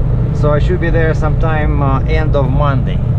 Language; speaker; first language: English; non-native, fluent; Russian